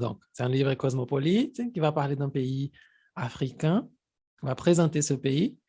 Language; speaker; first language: French; non-native, fluent; Portuguese